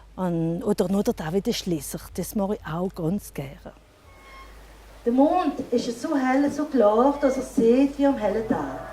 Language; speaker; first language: German; non-native, local second language; Swiss German